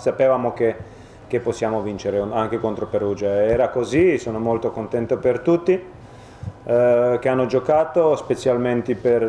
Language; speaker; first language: Italian; non-native, fluent; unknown